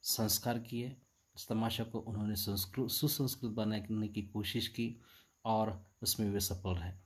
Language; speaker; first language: Hindi; non-native, local second language; Marathi